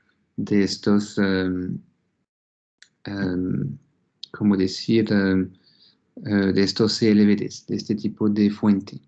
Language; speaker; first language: Spanish; non-native, fluent; French